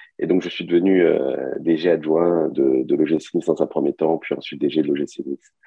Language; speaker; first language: French; early bilingual, other home language; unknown